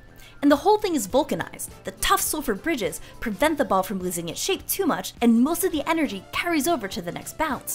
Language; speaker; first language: English; native; English